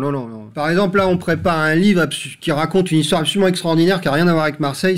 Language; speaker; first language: French; native; French